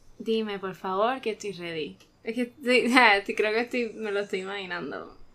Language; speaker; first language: Spanish; native; Spanish